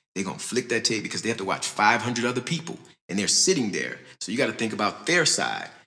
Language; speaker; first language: English; native; English